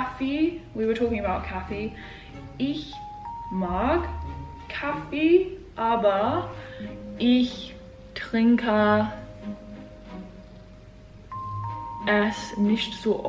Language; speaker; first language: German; non-native, learner; English